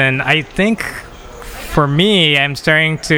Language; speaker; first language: English; native; English